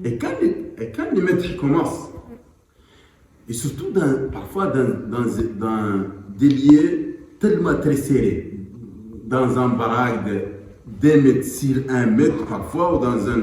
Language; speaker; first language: French; non-native, local second language; Arabic